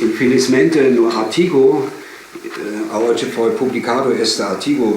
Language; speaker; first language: Portuguese; non-native, fluent; German